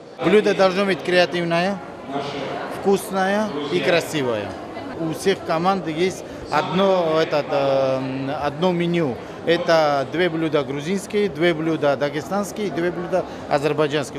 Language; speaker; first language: Russian; non-native, local second language; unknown